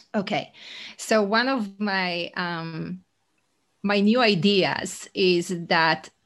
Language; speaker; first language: English; non-native, fluent; Hebrew